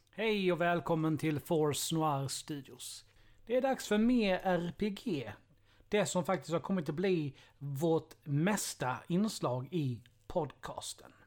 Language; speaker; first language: Swedish; native; Swedish